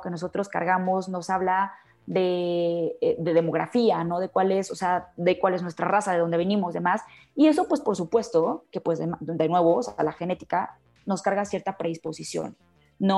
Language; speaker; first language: Spanish; native; Spanish